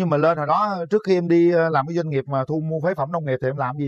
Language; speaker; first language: Vietnamese; native; Vietnamese